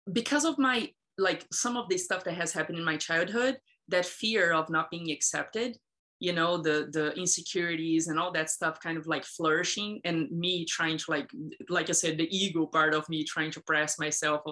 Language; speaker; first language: English; non-native, fluent; Portuguese